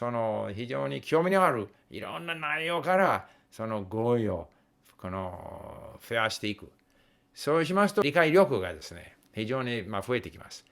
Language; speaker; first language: Japanese; non-native, fluent; English